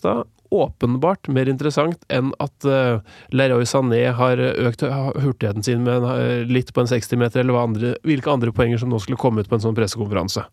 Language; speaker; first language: Norwegian; native; Norwegian